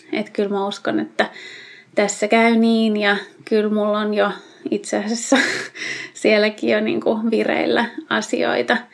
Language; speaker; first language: Finnish; native; Finnish